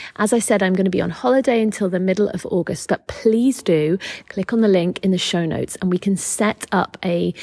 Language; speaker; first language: English; native; English